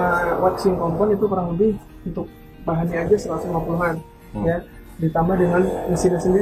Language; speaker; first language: Indonesian; native; Indonesian